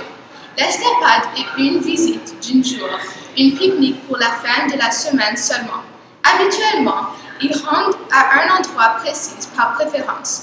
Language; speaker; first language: French; non-native, learner; English